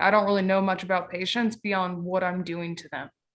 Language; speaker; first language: English; native; English